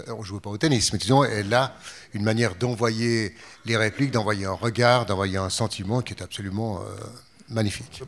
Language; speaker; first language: French; native; French